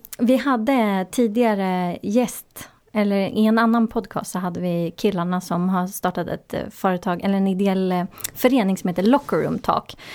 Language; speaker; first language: Swedish; native; Swedish